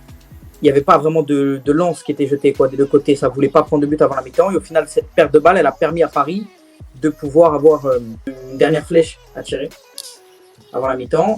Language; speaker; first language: French; native; French